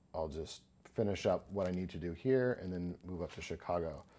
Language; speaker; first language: English; native; English